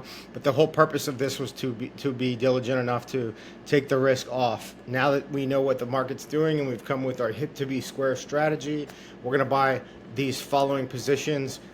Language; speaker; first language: English; native; English